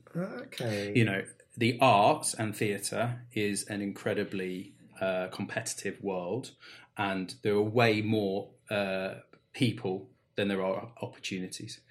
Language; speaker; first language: English; native; English